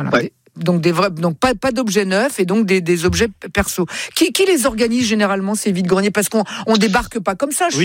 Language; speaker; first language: French; native; French